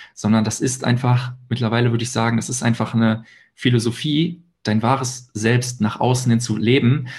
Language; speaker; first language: German; native; German